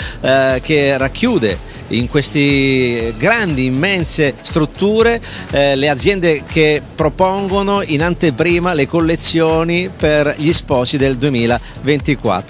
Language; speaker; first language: Italian; native; Italian